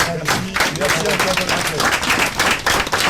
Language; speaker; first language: French; native; French